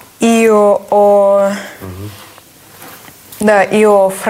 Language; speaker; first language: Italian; non-native, learner; Russian